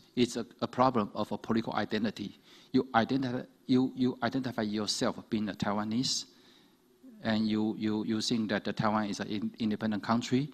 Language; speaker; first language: English; non-native, fluent; Chinese